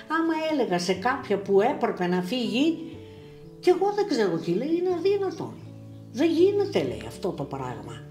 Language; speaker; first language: Greek; early bilingual, other home language; Russian